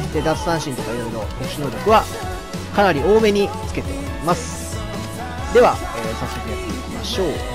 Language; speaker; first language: Japanese; native; Japanese